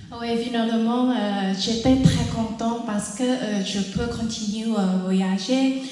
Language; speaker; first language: French; non-native, learner; Thai